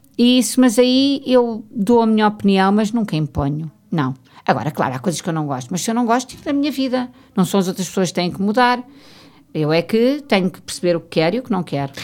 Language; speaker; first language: Portuguese; native; Portuguese